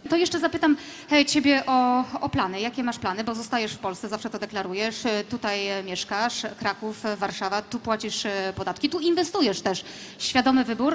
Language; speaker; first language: Polish; native; Polish